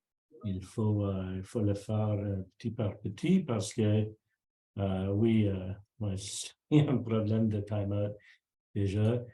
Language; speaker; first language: French; non-native, local second language; English